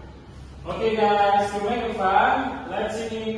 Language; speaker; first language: English; non-native, learner; Indonesian